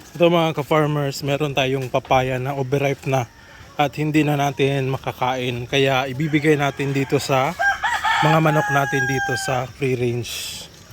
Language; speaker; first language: Filipino; native; Filipino